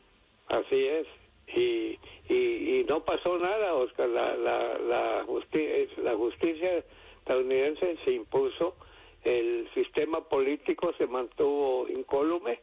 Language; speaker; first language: Spanish; native; Spanish